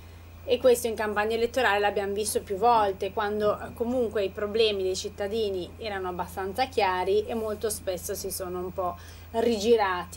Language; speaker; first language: Italian; native; Italian